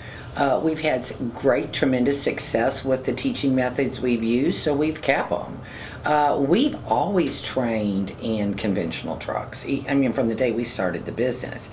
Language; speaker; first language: English; native; English